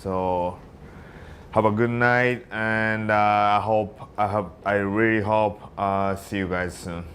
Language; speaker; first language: English; non-native, learner; Japanese